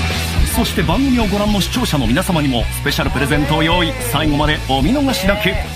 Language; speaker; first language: Japanese; native; Japanese